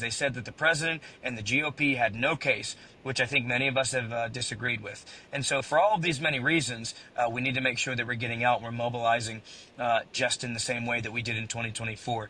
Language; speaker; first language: English; native; English